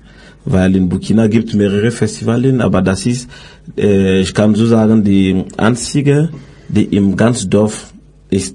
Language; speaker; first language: German; non-native, learner; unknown